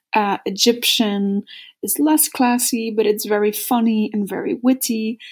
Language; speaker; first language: English; non-native, fluent; Dutch